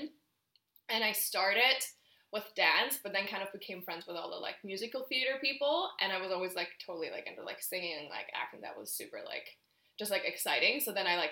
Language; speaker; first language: English; non-native, fluent; German